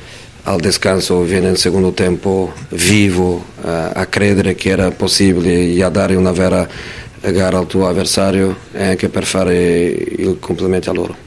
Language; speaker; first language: Italian; non-native, fluent; Portuguese